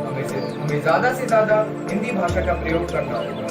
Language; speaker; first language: Hindi; native; Hindi